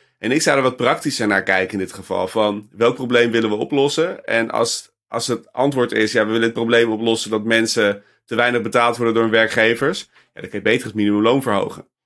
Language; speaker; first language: Dutch; native; Dutch